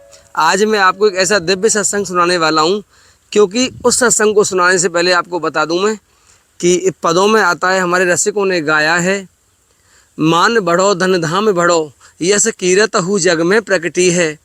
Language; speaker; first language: Hindi; native; Hindi